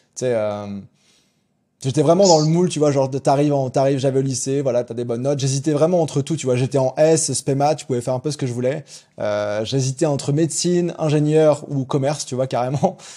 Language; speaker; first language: French; native; French